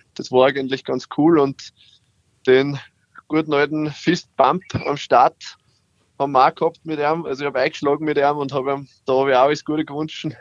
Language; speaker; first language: German; native; German